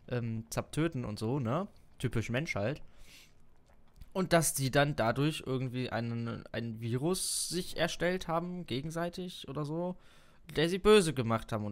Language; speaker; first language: German; native; German